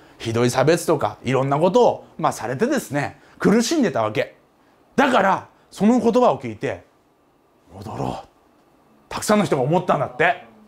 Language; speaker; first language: Japanese; native; Japanese